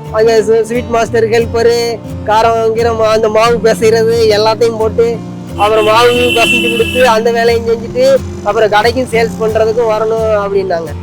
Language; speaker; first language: Tamil; native; Tamil